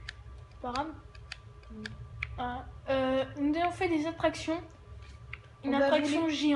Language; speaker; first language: French; native; French